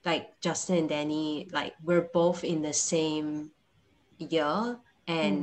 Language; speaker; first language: English; non-native, local second language; Chinese